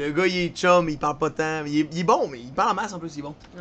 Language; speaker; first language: French; native; French